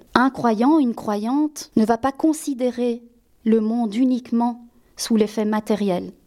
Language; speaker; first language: French; native; French